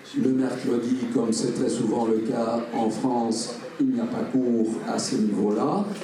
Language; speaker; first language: French; non-native, fluent; Dutch